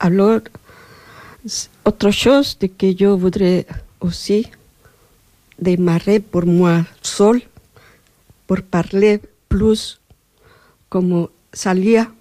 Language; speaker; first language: French; non-native, learner; Spanish